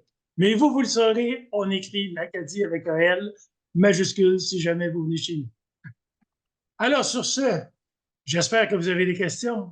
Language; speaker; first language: French; native; French